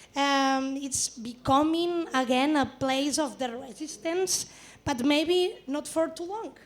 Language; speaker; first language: English; non-native, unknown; Catalan